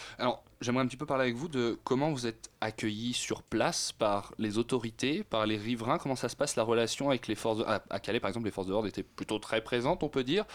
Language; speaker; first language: French; native; French